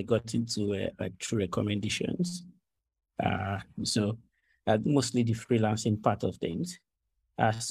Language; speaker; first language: English; non-native, local second language; Ibibio